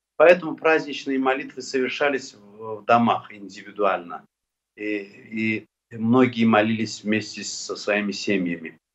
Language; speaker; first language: Russian; non-native, local second language; Azerbaijani